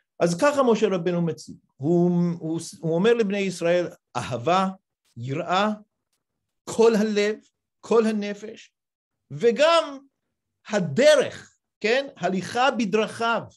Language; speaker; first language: Hebrew; non-native, fluent; English